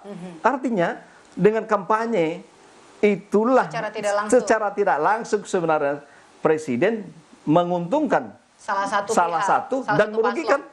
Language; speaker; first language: Indonesian; native; Indonesian